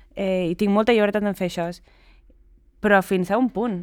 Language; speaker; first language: Catalan; non-native, local second language; Spanish